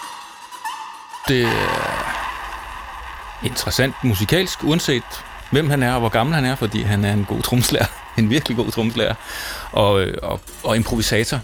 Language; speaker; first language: Danish; native; Danish